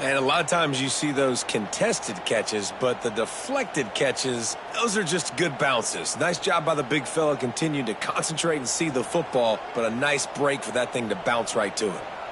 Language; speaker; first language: English; native; English